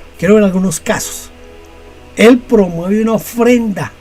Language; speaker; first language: Spanish; native; Spanish